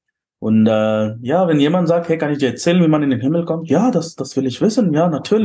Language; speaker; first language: German; non-native, fluent; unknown